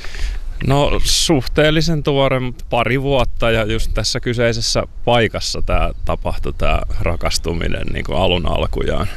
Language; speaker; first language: Finnish; native; Finnish